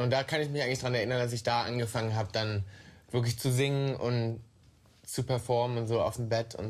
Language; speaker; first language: German; native; German